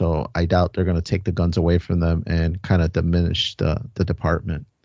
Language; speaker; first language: English; native; English